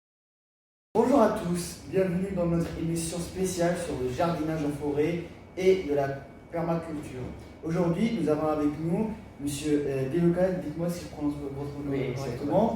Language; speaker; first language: French; native; French